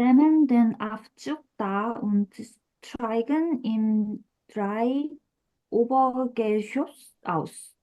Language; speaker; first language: German; non-native, learner; Korean